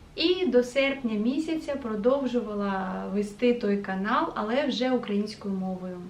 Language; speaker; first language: Ukrainian; non-native, local second language; Russian